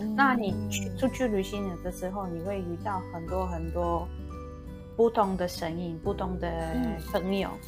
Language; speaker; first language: Chinese; non-native, fluent; Polish